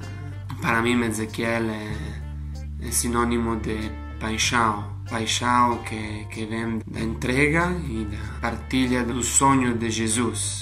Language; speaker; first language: Portuguese; non-native, fluent; Italian